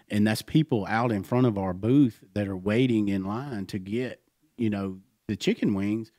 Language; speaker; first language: English; native; English